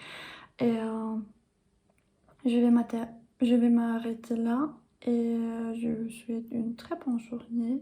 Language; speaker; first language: French; non-native, learner; English